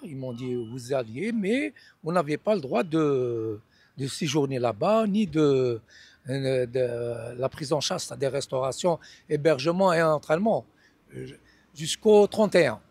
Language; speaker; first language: French; non-native, local second language; Arabic